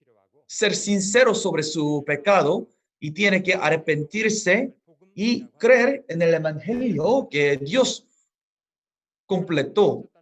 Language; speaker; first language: Spanish; non-native, fluent; Korean